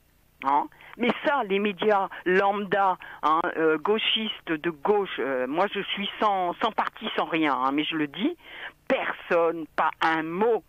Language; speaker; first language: French; native; French